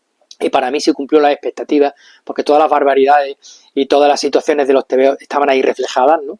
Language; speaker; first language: Spanish; native; Spanish